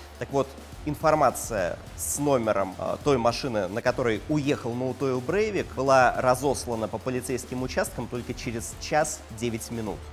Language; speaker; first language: Russian; native; Russian